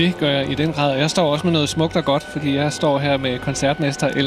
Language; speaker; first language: Danish; native; Danish